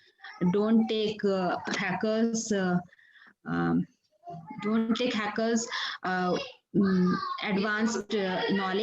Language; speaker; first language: English; non-native, learner; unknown